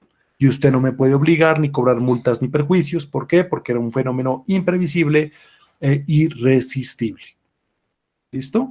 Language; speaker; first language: Spanish; native; Spanish